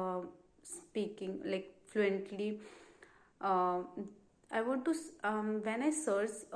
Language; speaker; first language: English; non-native, learner; Hindi